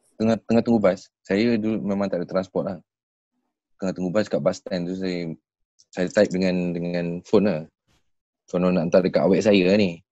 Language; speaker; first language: Malay; native; Malay